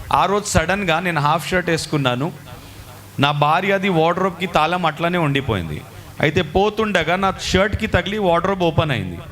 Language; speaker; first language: Telugu; non-native, local second language; Urdu